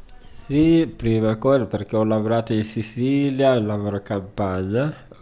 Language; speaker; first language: Italian; non-native, learner; Wolof